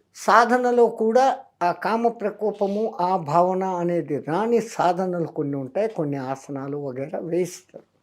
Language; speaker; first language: Telugu; non-native, local second language; Hindi